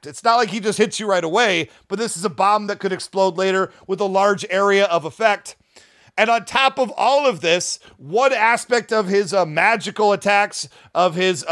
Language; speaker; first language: English; native; English